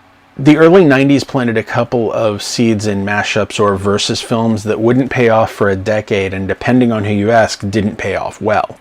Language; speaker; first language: English; native; English